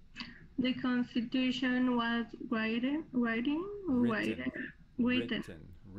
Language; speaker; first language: English; non-native, learner; Spanish